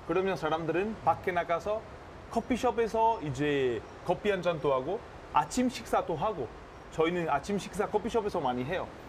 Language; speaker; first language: Korean; non-native, fluent; Italian